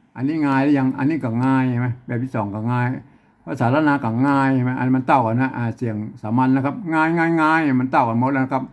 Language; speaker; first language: Thai; non-native, local second language; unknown